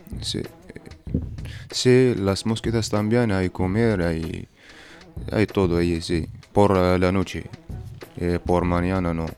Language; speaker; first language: Spanish; non-native, learner; Berber languages